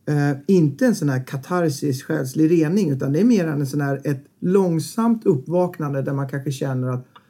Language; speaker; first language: Swedish; native; Swedish